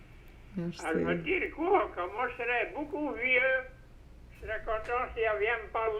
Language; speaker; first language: French; native; French